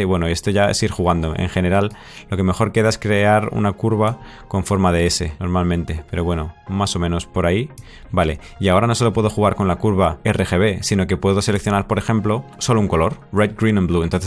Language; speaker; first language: Spanish; native; Spanish